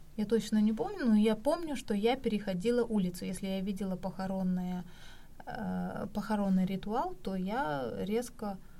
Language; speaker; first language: Russian; non-native, local second language; Kazakh